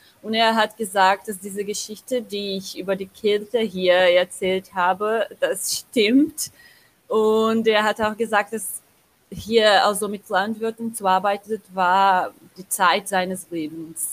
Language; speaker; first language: German; non-native, learner; Portuguese